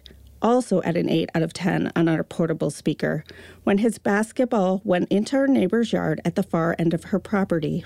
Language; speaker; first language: English; native; English